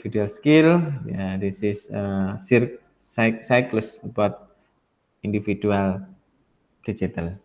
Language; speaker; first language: English; non-native, learner; Indonesian